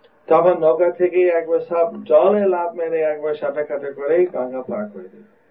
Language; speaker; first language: Bangla; non-native, fluent; English